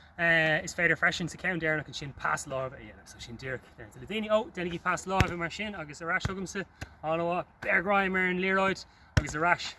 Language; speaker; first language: Irish; non-native, local second language; English